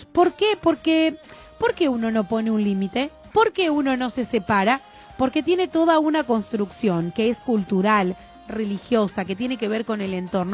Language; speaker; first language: Spanish; native; Spanish